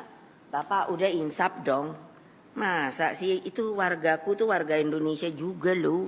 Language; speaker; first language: Indonesian; native; Indonesian